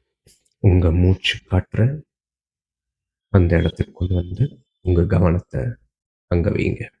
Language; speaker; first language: Tamil; native; Tamil